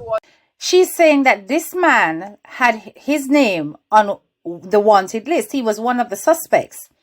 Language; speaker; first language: English; native; English